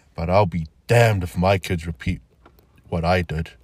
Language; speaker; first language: English; native; English